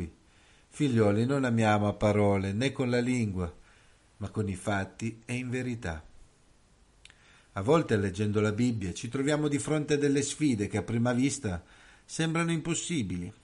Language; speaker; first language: Italian; native; Italian